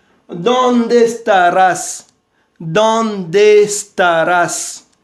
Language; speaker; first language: Spanish; non-native, fluent; Haitian Creole